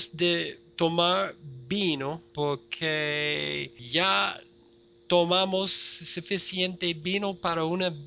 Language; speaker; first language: Spanish; non-native, fluent; English